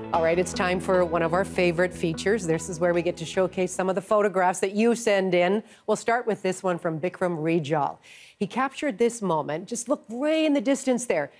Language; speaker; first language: English; native; English